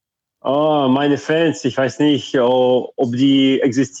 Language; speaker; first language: German; non-native, fluent; Russian